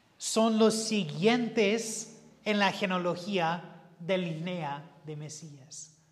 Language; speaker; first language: Spanish; non-native, fluent; English